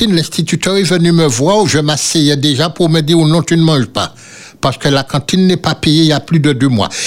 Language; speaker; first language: French; native; French